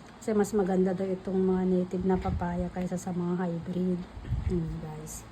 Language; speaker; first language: Filipino; non-native, local second language; Iloko